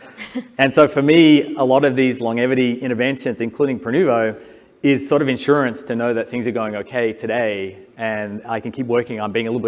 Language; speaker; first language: English; native; English